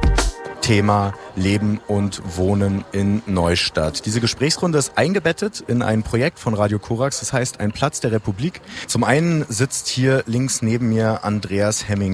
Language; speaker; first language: German; native; German